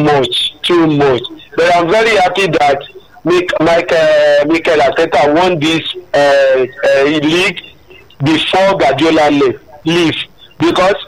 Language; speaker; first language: English; non-native, local second language; Yoruba